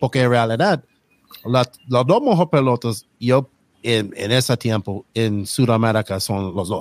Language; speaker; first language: Spanish; non-native, learner; English